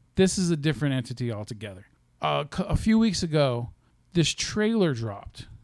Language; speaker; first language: English; native; English